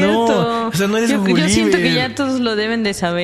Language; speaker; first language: Spanish; native; Spanish